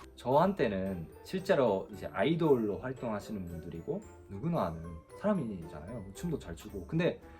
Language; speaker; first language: Korean; non-native, fluent; Japanese